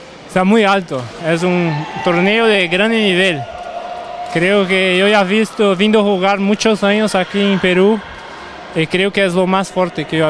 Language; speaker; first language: Spanish; non-native, fluent; Portuguese